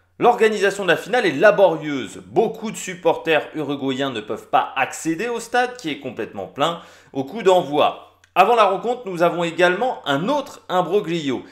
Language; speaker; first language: French; native; French